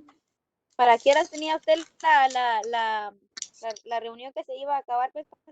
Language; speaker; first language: Spanish; native; Spanish